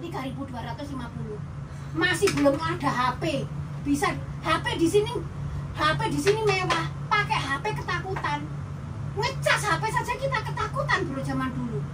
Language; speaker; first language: Indonesian; non-native, local second language; Javanese